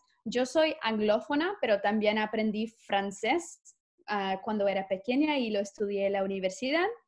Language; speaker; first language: Spanish; non-native, fluent; English